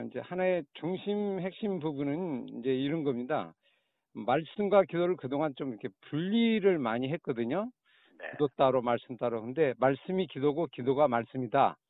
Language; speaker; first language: Korean; native; Korean